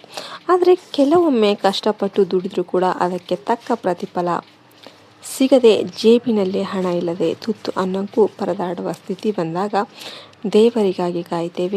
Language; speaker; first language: Kannada; native; Kannada